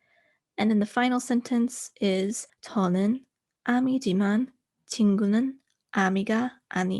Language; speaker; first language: Korean; non-native, fluent; English